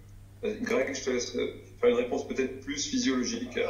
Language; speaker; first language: French; native; French